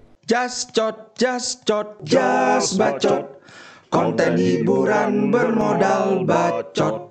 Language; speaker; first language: Indonesian; native; Indonesian